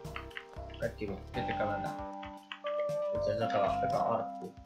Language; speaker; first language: Finnish; native; Finnish